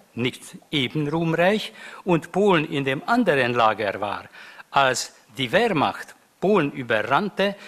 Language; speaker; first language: German; non-native, fluent; Hungarian